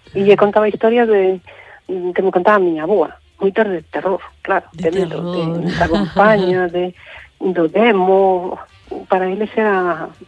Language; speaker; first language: Galician; native; Galician